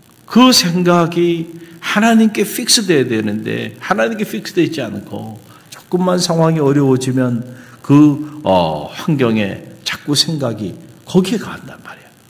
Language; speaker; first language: Korean; native; Korean